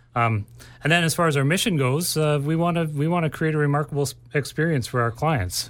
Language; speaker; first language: English; native; English